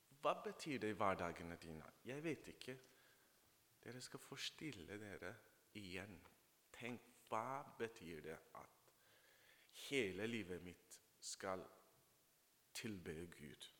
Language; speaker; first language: Norwegian; non-native, fluent; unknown